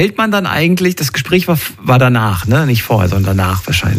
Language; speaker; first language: German; native; German